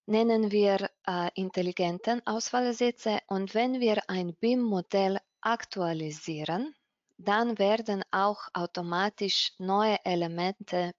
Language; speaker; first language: German; non-native, fluent; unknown